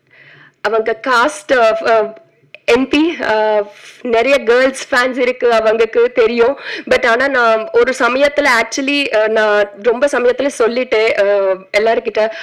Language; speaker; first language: Tamil; non-native, learner; Telugu